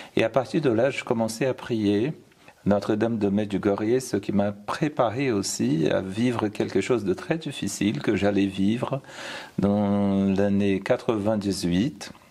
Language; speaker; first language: French; non-native, fluent; Portuguese